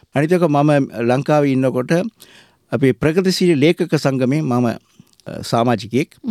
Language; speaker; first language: Sinhala; non-native, local second language; Tamil